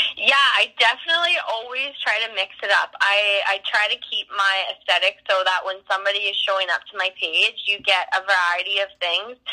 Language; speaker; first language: English; native; English